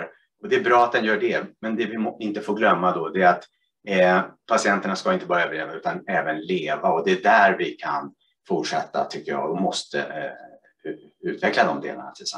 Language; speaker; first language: Swedish; native; Swedish